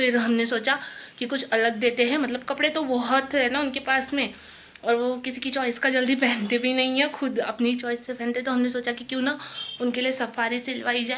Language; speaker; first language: Hindi; native; Hindi